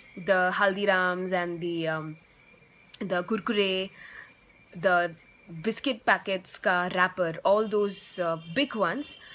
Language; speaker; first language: English; non-native, local second language; Tamil